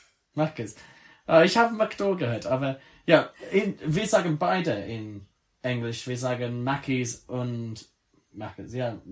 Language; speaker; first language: German; non-native, learner; English